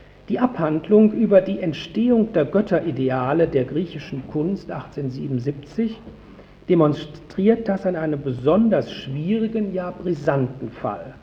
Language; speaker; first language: German; native; German